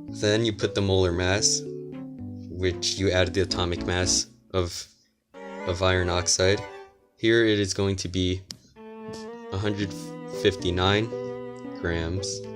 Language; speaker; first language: English; native; English